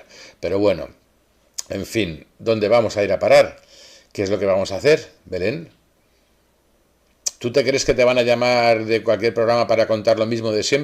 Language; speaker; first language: Spanish; native; Spanish